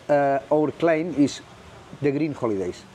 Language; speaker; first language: English; non-native, learner; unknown